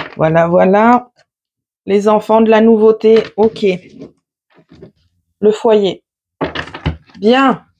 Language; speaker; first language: French; native; French